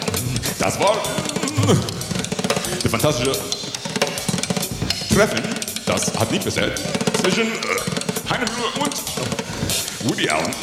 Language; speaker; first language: German; non-native, learner; English